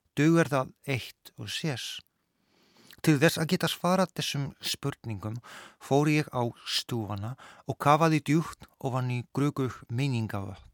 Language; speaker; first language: Icelandic; non-native, fluent; Polish